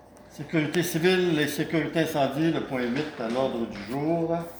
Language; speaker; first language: French; native; French